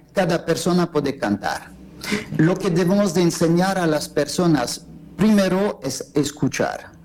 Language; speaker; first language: Spanish; non-native, fluent; French